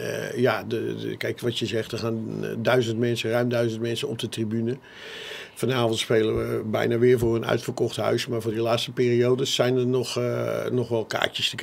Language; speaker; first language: Dutch; native; Dutch